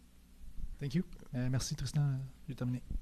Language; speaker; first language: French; native; French